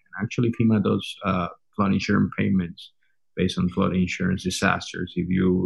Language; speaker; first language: English; non-native, fluent; Spanish